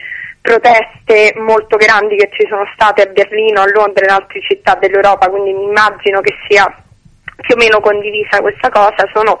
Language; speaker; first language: Italian; native; Italian